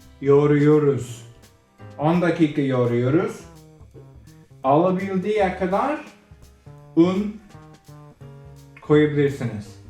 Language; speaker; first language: Turkish; non-native, learner; English